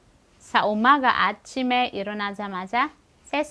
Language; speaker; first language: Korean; non-native, fluent; Filipino